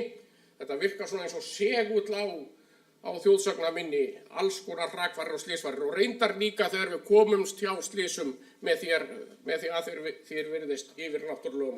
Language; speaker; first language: Icelandic; native; Icelandic